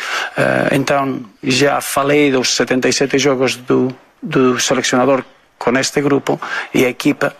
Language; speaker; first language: Portuguese; non-native, fluent; Spanish